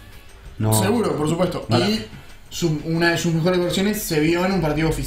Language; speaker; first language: Spanish; native; Spanish